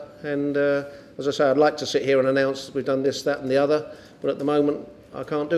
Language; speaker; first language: English; native; English